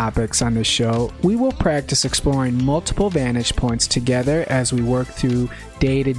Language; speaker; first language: English; native; English